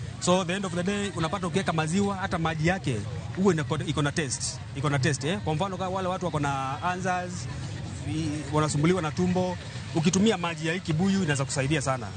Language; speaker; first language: Swahili; non-native, local second language; Kamba